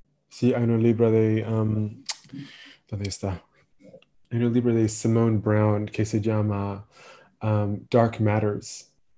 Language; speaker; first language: Spanish; non-native, learner; English